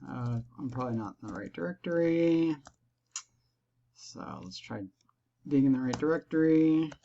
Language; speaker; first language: English; native; English